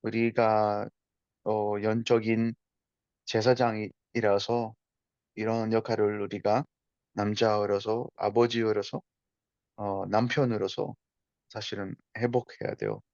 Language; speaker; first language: Korean; non-native, fluent; Spanish